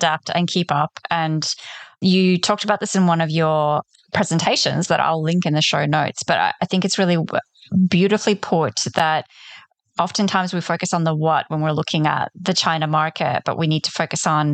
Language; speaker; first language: English; non-native, fluent; Polish